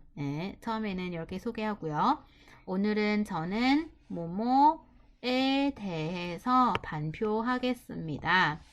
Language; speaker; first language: Korean; non-native, fluent; Vietnamese